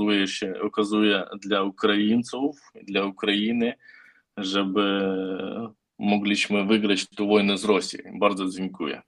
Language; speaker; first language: Polish; non-native, learner; Ukrainian